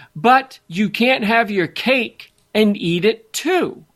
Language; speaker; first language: English; native; English